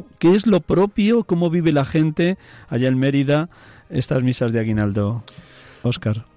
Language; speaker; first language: Spanish; native; Spanish